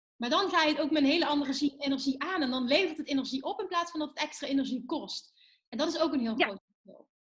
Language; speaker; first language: Dutch; native; Dutch